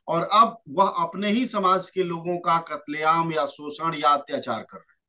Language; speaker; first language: Hindi; native; Hindi